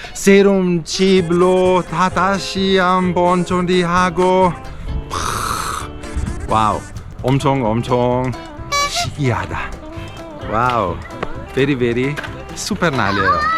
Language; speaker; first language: Korean; non-native, learner; Italian